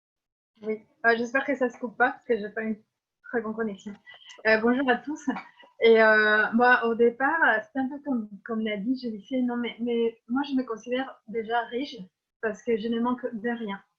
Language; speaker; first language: French; non-native, fluent; Spanish